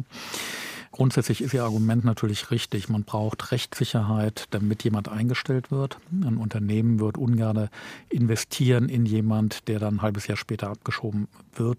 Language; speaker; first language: German; native; German